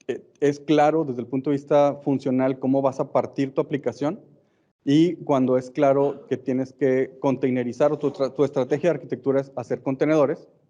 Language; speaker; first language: Spanish; native; Spanish